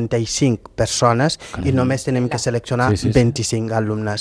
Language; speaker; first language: Catalan; non-native, fluent; Fula